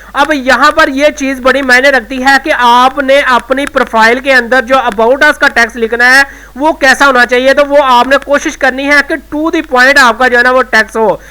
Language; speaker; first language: Urdu; non-native, local second language; Punjabi